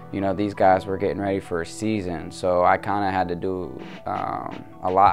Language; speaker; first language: English; native; English